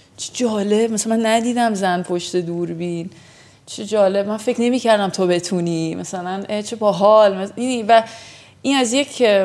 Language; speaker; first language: Persian; early bilingual, heritage; Persian